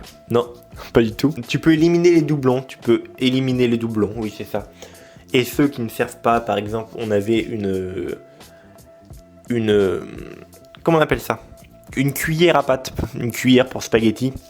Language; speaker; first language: French; native; French